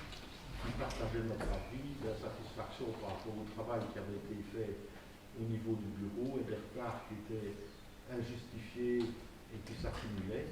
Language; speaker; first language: French; native; French